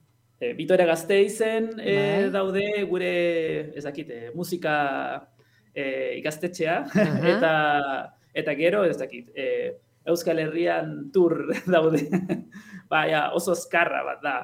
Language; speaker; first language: Basque; non-native, learner; Spanish